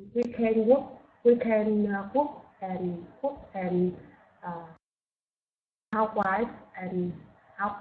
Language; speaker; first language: English; non-native, learner; Vietnamese